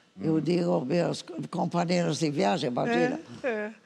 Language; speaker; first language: Portuguese; non-native, fluent; English